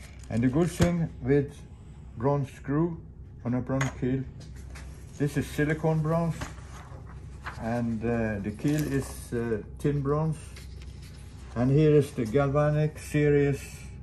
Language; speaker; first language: English; non-native, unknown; Swedish